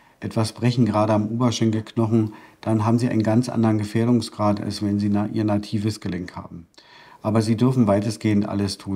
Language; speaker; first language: German; native; German